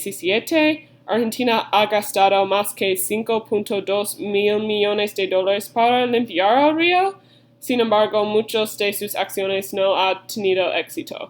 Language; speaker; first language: Spanish; non-native, learner; English